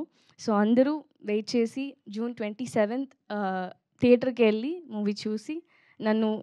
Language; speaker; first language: Telugu; non-native, learner; Tamil